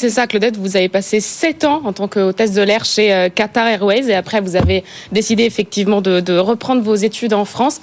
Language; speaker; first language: French; native; French